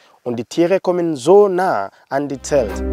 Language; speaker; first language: German; non-native, fluent; Swahili